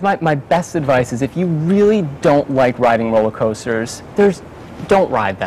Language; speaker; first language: English; native; English